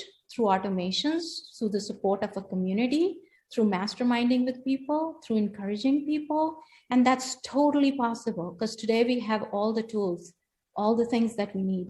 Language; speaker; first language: English; non-native, local second language; Hindi